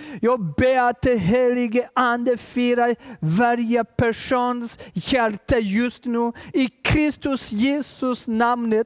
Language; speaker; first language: Swedish; non-native, fluent; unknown